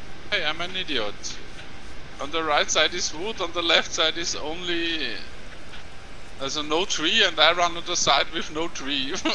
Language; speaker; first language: English; non-native, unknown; German